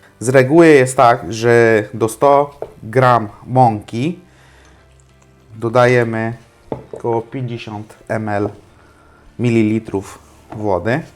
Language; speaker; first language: Polish; non-native, fluent; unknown